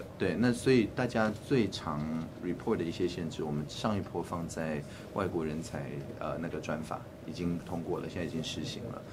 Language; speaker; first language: Chinese; native; Chinese